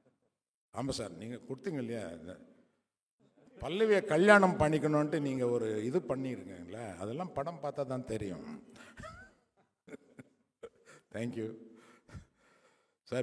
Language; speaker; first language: Tamil; non-native, local second language; Telugu